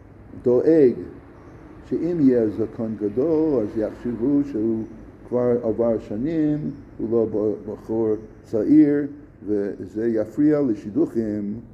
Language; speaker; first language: Hebrew; non-native, fluent; English